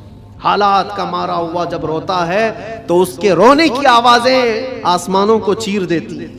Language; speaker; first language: Urdu; native; Urdu